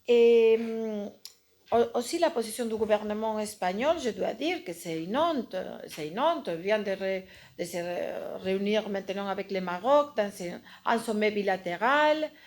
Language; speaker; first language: French; non-native, fluent; Spanish